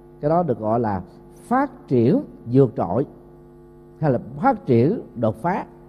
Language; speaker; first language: Vietnamese; native; Vietnamese